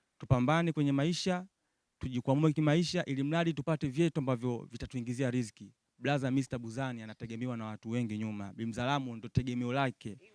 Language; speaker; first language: Swahili; native; Swahili